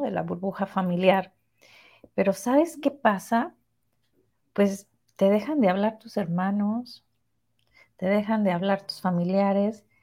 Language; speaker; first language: Spanish; native; Spanish